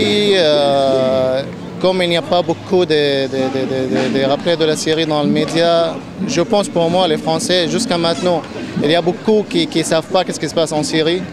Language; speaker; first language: French; non-native, fluent; Arabic